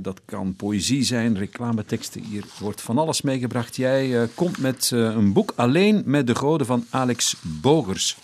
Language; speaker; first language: Dutch; native; Dutch